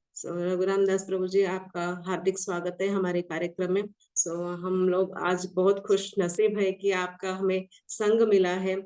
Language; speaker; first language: Hindi; non-native, local second language; Kannada